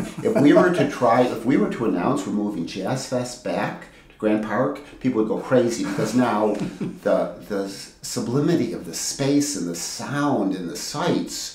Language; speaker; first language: English; native; English